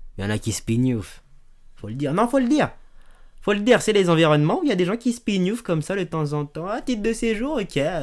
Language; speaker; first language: French; native; French